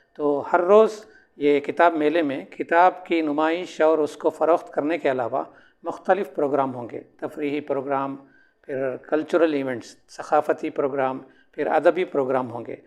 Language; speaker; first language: Urdu; native; Urdu